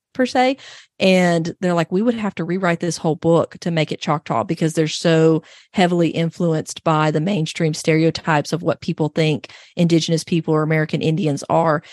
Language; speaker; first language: English; native; English